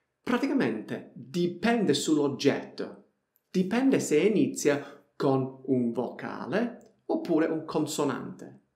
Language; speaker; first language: Italian; non-native, fluent; English